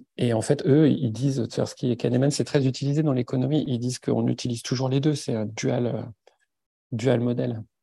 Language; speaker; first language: French; native; French